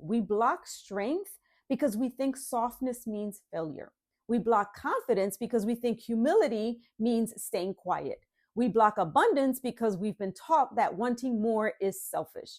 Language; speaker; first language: English; native; English